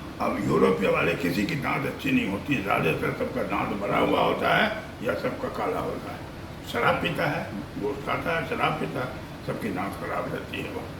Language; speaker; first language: Hindi; native; Hindi